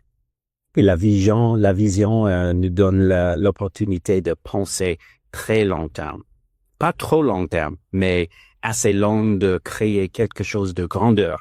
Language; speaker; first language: French; non-native, learner; English